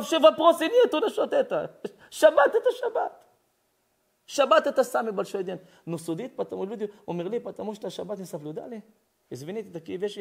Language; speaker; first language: Russian; early bilingual, heritage; Russian